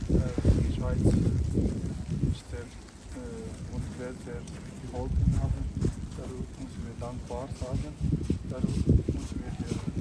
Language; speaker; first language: German; non-native, learner; Tibetan